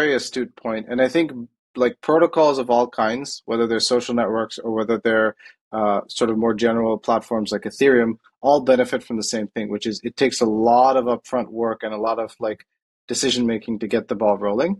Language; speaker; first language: English; non-native, local second language; Tamil